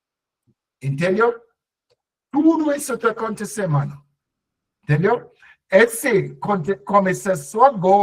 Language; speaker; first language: Portuguese; non-native, learner; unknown